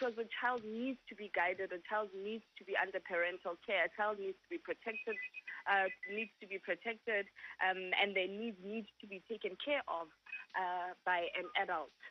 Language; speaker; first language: English; non-native, local second language; Tswana